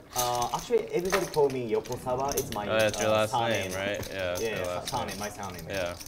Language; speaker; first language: English; non-native, learner; Japanese